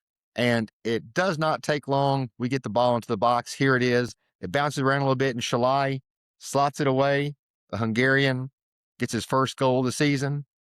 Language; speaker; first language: English; native; English